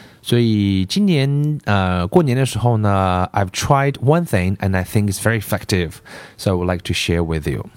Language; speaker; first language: English; non-native, fluent; Chinese